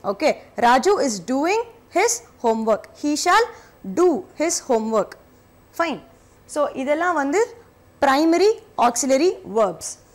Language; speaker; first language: English; non-native, local second language; Tamil